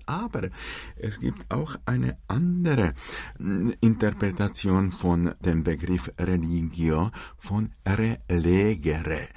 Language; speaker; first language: German; non-native, fluent; Czech